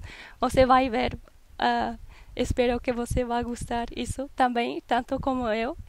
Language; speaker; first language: Portuguese; non-native, learner; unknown